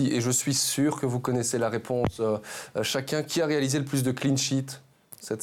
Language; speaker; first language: French; native; French